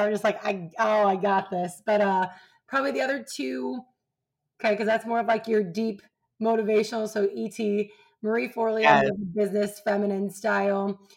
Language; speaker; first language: English; native; English